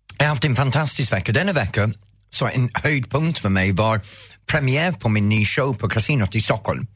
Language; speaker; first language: Swedish; non-native, fluent; English